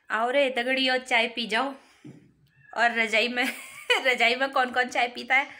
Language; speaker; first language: Hindi; native; Hindi